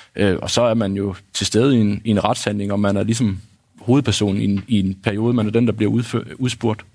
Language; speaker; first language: Danish; native; Danish